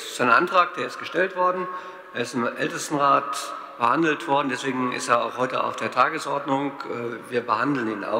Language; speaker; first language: German; native; German